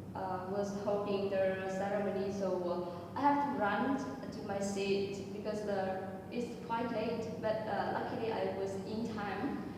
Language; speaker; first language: English; non-native, fluent; Vietnamese